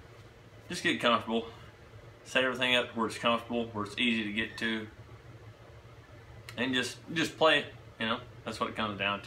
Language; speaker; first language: English; native; English